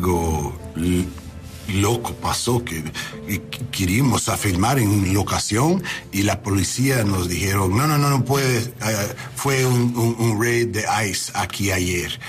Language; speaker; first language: Spanish; non-native, learner; English